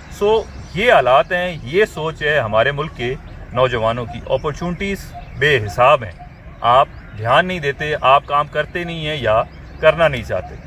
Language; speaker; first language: Urdu; non-native, local second language; Punjabi